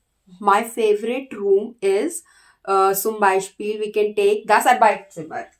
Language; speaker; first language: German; non-native, learner; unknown